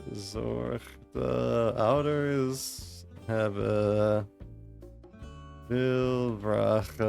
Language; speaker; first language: Dutch; non-native, learner; English